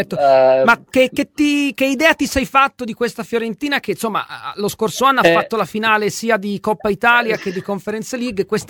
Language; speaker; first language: Italian; native; Italian